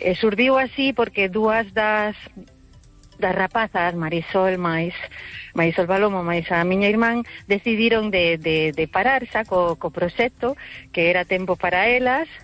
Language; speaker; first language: Galician; early bilingual, heritage; Galician